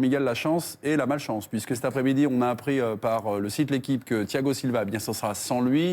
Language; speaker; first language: French; native; French